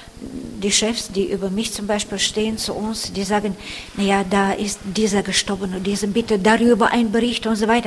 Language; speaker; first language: German; non-native, fluent; Russian